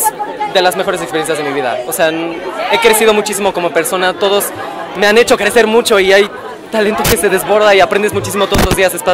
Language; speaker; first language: Spanish; native; Spanish